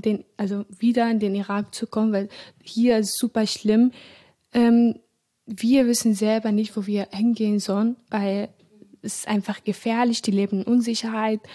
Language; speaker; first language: German; early bilingual, other home language; Arabic